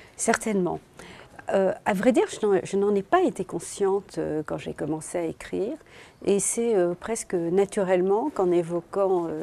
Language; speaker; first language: French; native; French